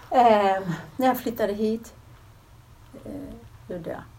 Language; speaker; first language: Swedish; early bilingual, other home language; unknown